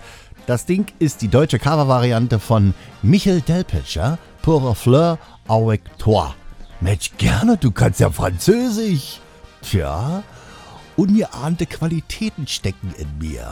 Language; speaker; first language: German; native; German